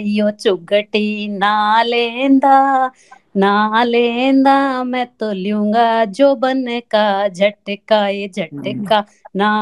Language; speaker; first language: Hindi; native; Hindi